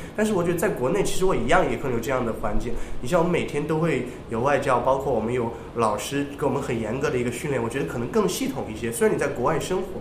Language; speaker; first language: Chinese; native; Chinese